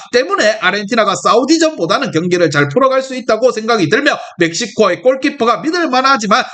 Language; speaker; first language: Korean; native; Korean